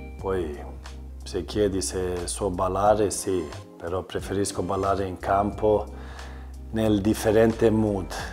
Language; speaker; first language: Italian; non-native, learner; Swedish